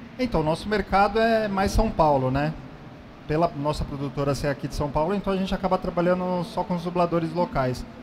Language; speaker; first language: Portuguese; native; Portuguese